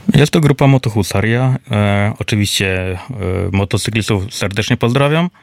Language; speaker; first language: Polish; native; Polish